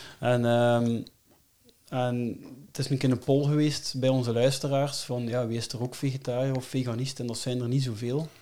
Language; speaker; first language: Dutch; native; Dutch